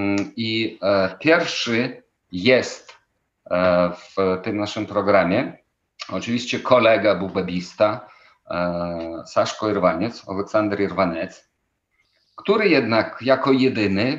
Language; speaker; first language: Polish; non-native, fluent; Ukrainian